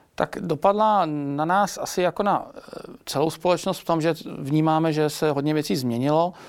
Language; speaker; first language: Czech; native; Czech